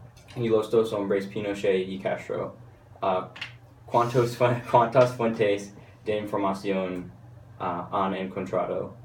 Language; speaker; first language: Spanish; non-native, learner; English